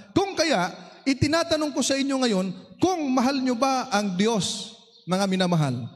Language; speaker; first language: Filipino; native; Filipino